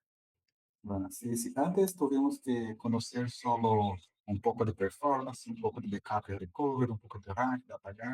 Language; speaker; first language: Spanish; non-native, fluent; Portuguese